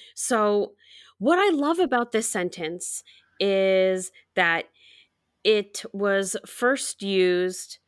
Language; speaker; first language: English; native; English